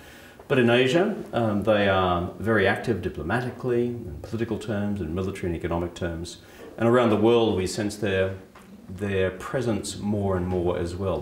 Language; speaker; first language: English; native; English